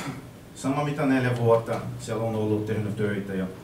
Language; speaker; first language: Finnish; non-native, learner; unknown